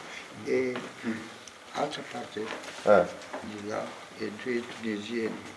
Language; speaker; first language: Italian; non-native, learner; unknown